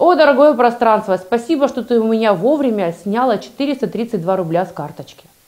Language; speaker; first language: Russian; native; Russian